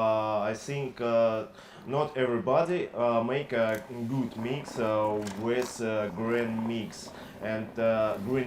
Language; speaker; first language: English; non-native, learner; Russian